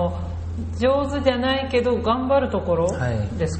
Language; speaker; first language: Japanese; native; Japanese